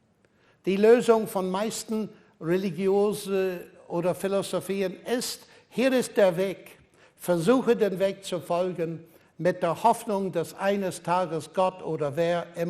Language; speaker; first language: German; non-native, fluent; English